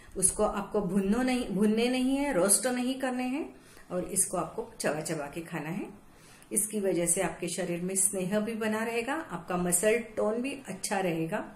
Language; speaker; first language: Hindi; non-native, local second language; Marathi